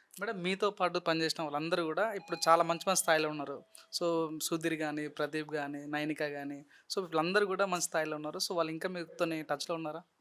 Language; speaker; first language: Telugu; native; Telugu